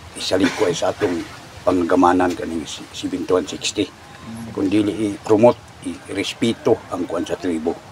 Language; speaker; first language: Cebuano; non-native, local second language; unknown